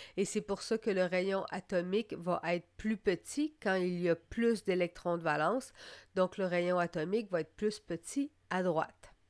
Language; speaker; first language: French; native; French